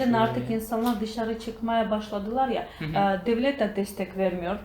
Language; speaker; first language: Turkish; non-native, learner; Georgian